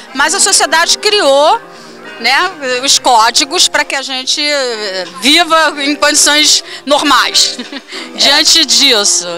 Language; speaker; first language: Portuguese; native; Portuguese